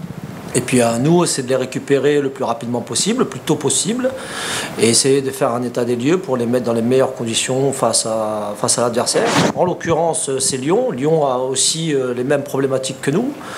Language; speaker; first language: French; native; French